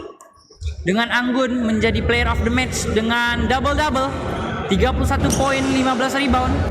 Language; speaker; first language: Indonesian; native; Indonesian